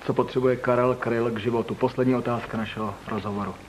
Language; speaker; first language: Czech; native; Czech